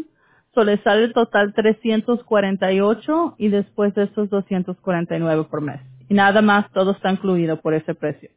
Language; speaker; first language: Spanish; early bilingual, heritage; Spanish